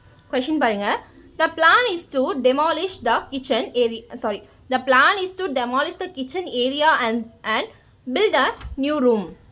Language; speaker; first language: English; non-native, local second language; Tamil